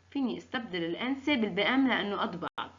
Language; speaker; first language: Arabic; native; Arabic